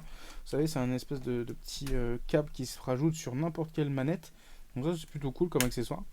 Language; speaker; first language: French; native; French